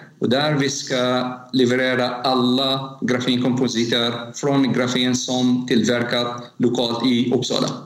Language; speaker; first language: Swedish; non-native, learner; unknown